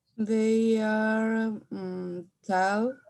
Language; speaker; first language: English; non-native, learner; Spanish